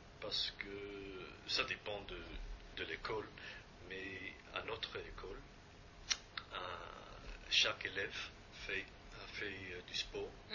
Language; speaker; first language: French; non-native, fluent; English